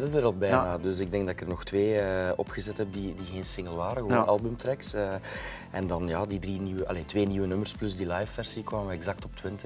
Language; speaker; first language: Dutch; native; Dutch